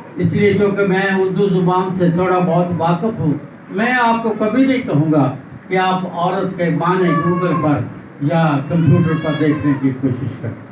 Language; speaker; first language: Urdu; non-native, local second language; Punjabi